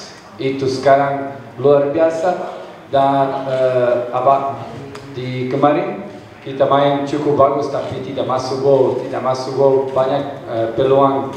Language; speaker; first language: Indonesian; non-native, learner; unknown